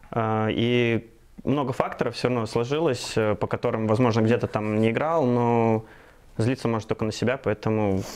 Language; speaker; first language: Russian; native; Russian